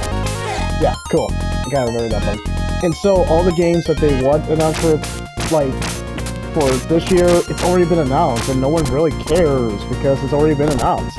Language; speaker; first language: English; native; English